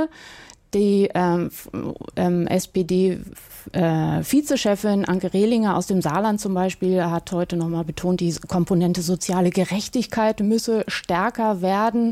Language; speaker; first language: German; native; German